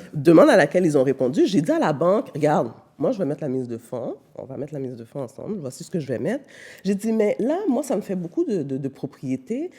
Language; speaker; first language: French; native; French